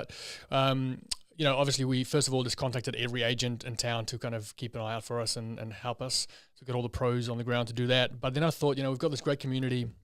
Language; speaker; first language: English; native; English